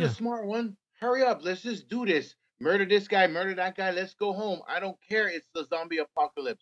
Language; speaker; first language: English; native; English